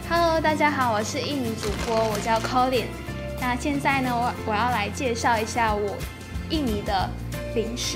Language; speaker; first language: Chinese; non-native, fluent; Indonesian